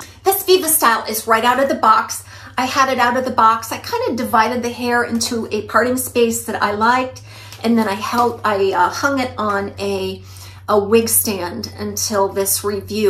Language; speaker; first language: English; native; English